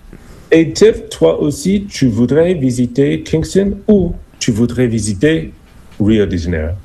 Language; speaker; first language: French; non-native, fluent; English